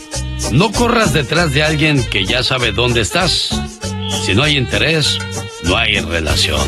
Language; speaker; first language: Spanish; native; Spanish